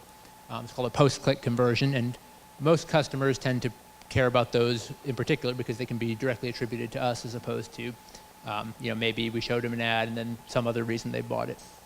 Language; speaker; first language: English; native; English